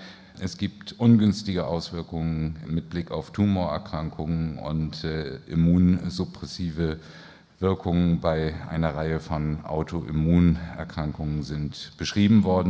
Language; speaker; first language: German; native; German